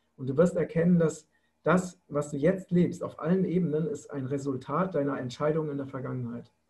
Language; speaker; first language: German; native; German